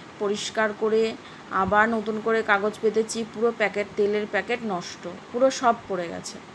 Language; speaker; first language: Bangla; native; Bangla